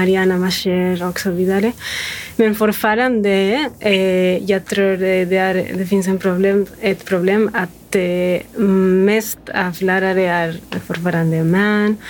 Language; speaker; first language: Swedish; non-native, fluent; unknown